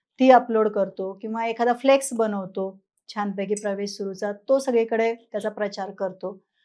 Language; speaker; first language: Marathi; native; Marathi